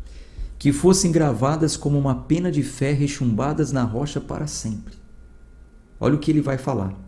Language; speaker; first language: Portuguese; native; Portuguese